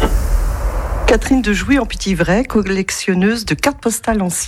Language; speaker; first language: French; native; French